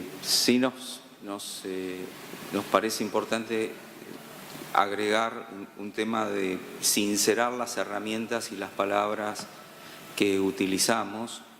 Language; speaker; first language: Spanish; native; Spanish